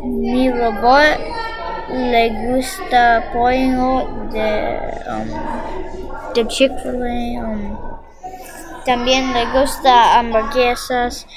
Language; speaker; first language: Spanish; non-native, learner; English